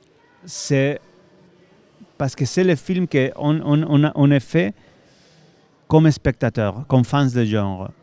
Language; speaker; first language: French; non-native, fluent; Spanish